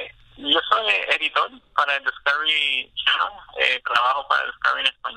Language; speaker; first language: Spanish; early bilingual, other home language; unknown